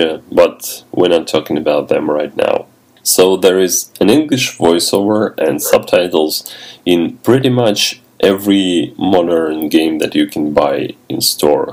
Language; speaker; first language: English; non-native, fluent; Russian